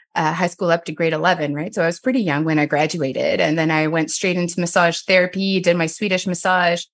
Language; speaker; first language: English; non-native, fluent; French